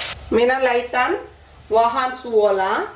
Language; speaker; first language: Finnish; non-native, learner; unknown